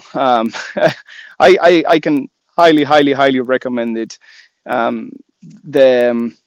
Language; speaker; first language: English; non-native, fluent; Spanish